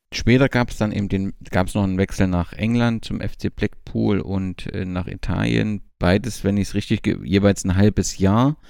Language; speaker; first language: German; native; German